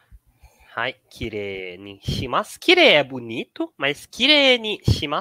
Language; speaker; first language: Japanese; non-native, fluent; Portuguese